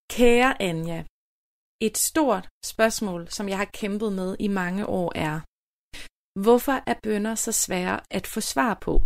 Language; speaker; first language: Danish; native; Danish